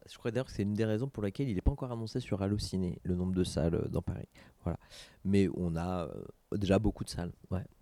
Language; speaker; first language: French; native; French